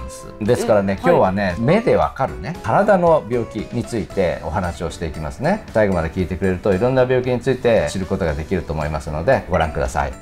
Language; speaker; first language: Japanese; native; Japanese